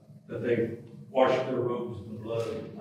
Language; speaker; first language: English; native; English